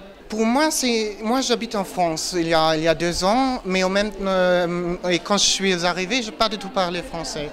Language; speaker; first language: French; non-native, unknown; German